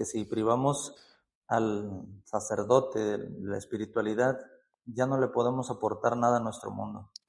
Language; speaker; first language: Spanish; native; Spanish